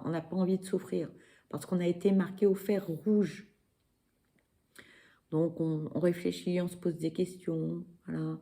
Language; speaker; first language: French; native; French